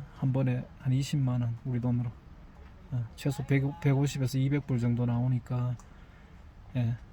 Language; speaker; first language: Korean; native; Korean